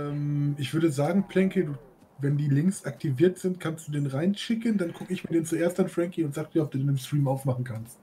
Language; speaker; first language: German; native; German